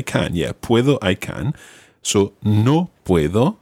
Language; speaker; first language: Spanish; non-native, fluent; English